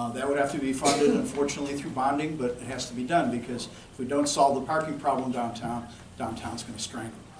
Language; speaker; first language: English; native; English